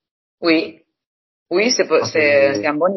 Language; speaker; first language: French; non-native, fluent; Spanish